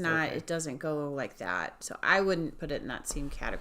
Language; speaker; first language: English; native; English